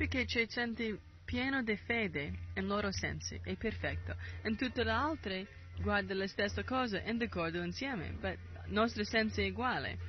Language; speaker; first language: Italian; non-native, learner; English